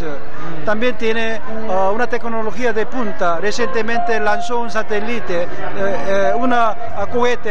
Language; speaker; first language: Spanish; non-native, fluent; Korean